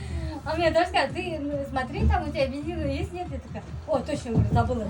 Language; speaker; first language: Russian; non-native, local second language; Bashkir